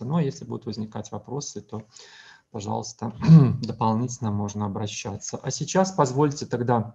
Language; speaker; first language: Russian; native; Russian